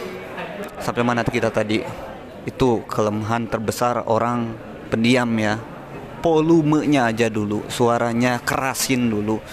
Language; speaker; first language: Indonesian; native; Indonesian